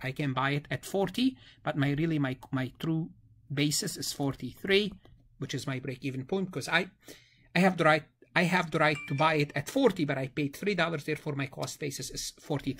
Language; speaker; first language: English; non-native, fluent; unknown